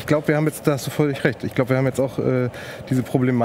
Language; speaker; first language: German; native; German